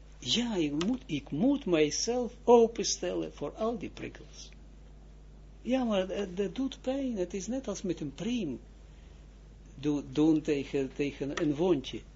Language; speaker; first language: Dutch; non-native, fluent; Russian